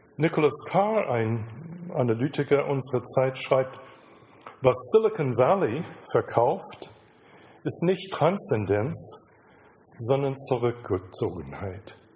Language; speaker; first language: German; non-native, fluent; English